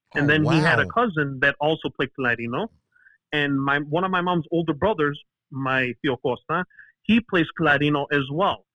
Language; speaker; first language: English; early bilingual, other home language; Greek